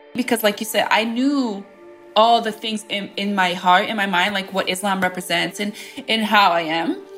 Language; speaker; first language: English; early bilingual, other home language; Bosnian